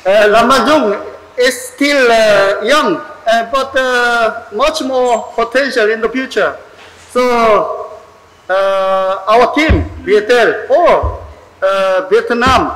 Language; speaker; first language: English; non-native, learner; Korean